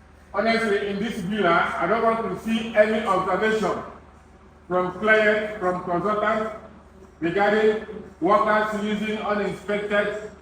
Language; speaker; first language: English; non-native, fluent; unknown